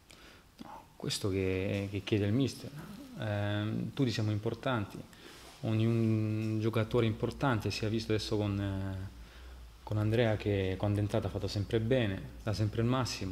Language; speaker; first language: Italian; non-native, fluent; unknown